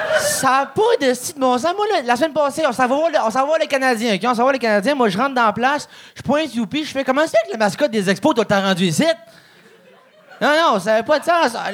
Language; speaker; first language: French; native; French